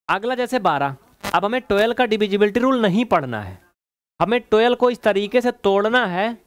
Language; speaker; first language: Hindi; native; Hindi